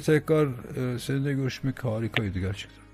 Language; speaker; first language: Turkish; native; Turkish